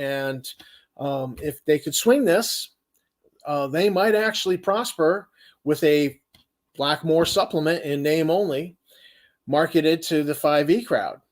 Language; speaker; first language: English; native; English